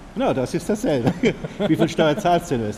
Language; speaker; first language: German; native; German